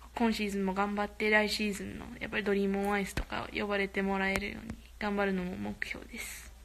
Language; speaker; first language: Japanese; early bilingual, other home language; Korean